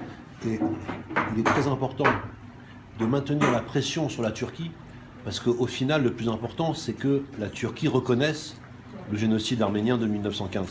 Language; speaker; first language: French; native; French